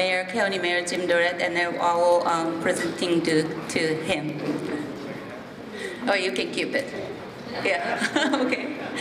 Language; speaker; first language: English; non-native, fluent; Korean